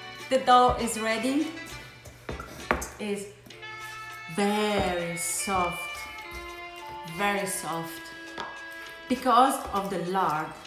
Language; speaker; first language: English; non-native, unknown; Italian